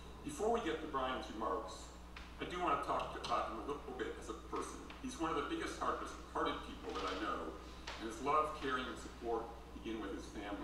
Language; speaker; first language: English; native; English